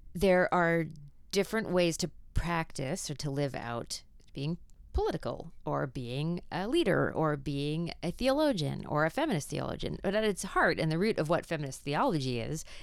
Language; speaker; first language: English; native; English